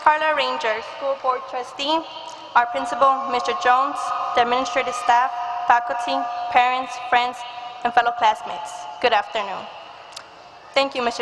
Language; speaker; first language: English; early bilingual, other home language; Spanish